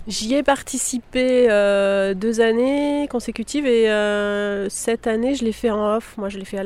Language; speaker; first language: French; native; French